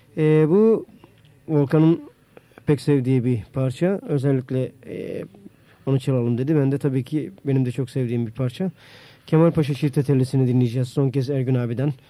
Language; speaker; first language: Turkish; native; Turkish